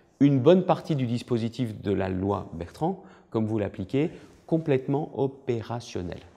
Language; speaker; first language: French; native; French